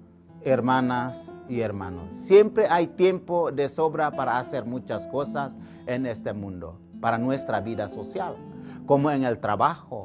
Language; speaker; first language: Spanish; non-native, fluent; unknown